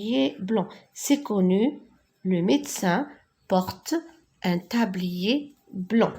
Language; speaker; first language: French; non-native, local second language; Arabic